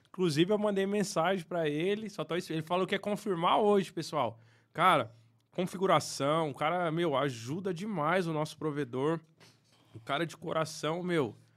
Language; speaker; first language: Portuguese; native; Portuguese